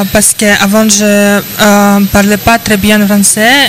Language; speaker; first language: French; non-native, learner; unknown